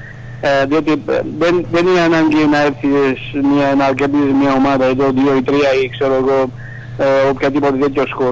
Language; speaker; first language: Greek; non-native, fluent; Georgian